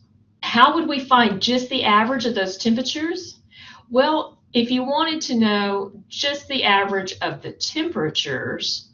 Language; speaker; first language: English; native; English